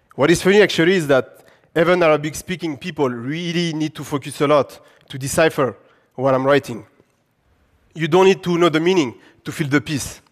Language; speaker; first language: English; non-native, fluent; French